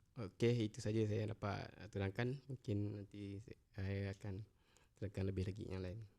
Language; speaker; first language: Malay; non-native, local second language; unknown